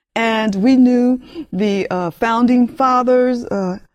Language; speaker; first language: English; early bilingual, other home language; Spanish